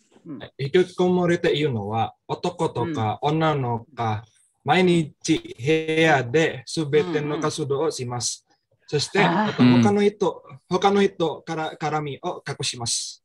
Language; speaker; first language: Japanese; non-native, learner; Indonesian